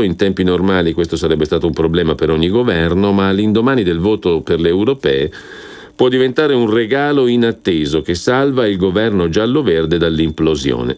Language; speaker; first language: Italian; native; Italian